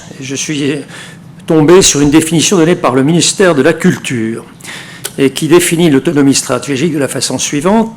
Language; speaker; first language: French; native; French